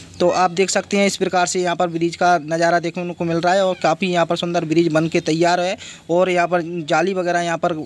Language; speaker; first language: Hindi; native; Hindi